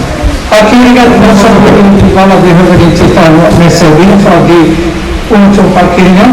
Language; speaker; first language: Swedish; non-native, fluent; Somali